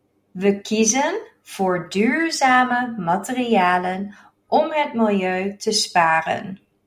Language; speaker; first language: Dutch; native; Dutch